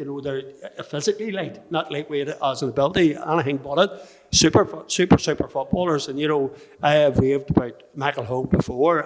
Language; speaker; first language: English; native; English